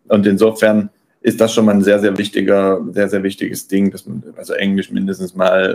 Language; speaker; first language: German; native; German